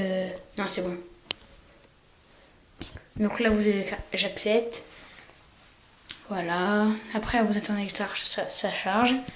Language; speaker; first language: French; native; French